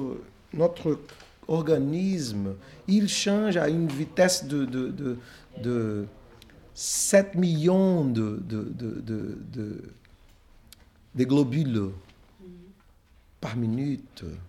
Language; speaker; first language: French; non-native, fluent; Portuguese